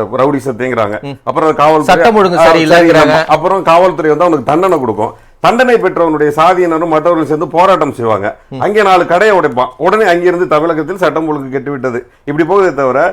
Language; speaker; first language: Tamil; native; Tamil